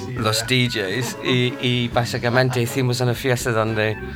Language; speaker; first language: Spanish; non-native, fluent; English